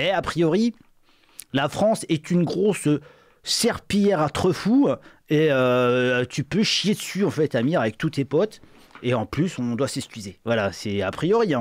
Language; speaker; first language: French; native; French